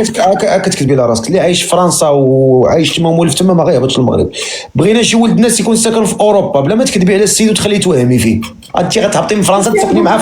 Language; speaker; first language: Arabic; native; Arabic